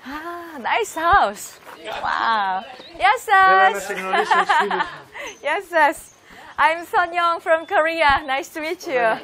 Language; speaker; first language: English; non-native, learner; Korean